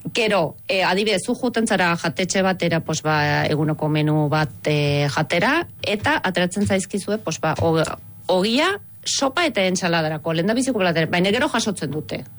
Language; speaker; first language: Basque; non-native, fluent; Swiss German